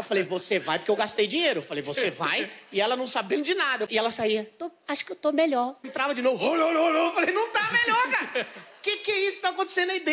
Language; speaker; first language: Portuguese; native; Portuguese